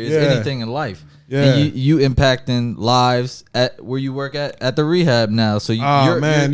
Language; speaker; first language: English; native; English